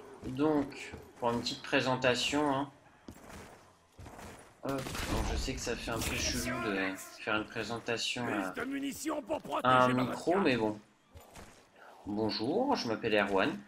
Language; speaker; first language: French; native; French